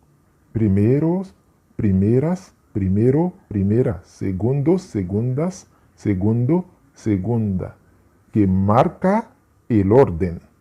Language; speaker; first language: Spanish; non-native, fluent; Haitian Creole